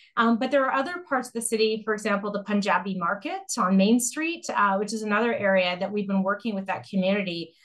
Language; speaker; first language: English; native; English